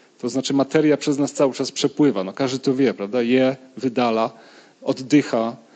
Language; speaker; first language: Polish; native; Polish